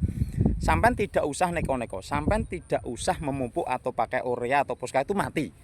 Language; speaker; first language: Indonesian; non-native, local second language; Javanese